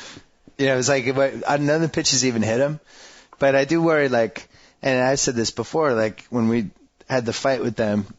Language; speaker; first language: English; native; English